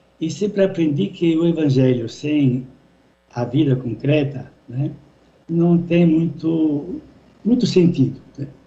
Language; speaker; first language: Portuguese; non-native, fluent; Italian